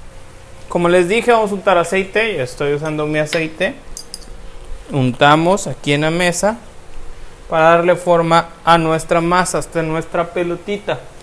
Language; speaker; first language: Spanish; native; Spanish